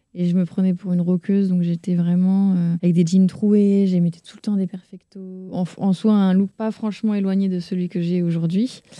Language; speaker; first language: French; native; French